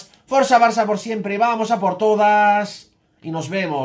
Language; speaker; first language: Spanish; native; Spanish